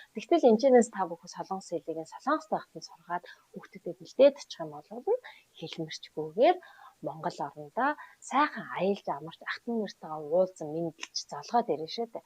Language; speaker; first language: Mongolian; native; Mongolian